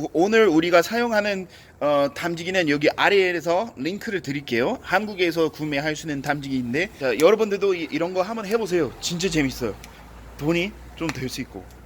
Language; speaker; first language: Korean; non-native, fluent; English